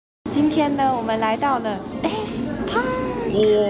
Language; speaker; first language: Chinese; native; Chinese